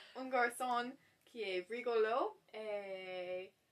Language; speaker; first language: French; non-native, learner; English